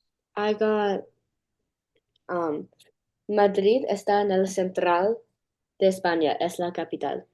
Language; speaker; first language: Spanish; non-native, learner; English